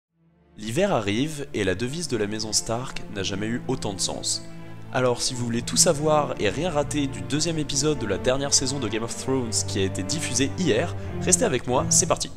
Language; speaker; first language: French; native; French